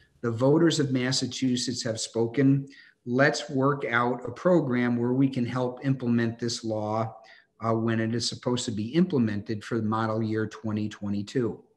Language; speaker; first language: English; native; English